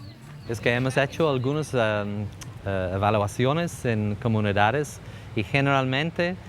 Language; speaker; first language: Spanish; non-native, fluent; English